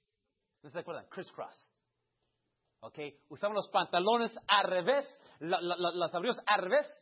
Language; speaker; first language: Spanish; early bilingual, heritage; Spanish